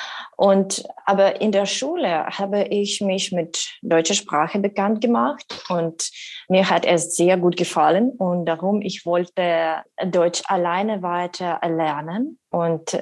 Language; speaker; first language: German; non-native, learner; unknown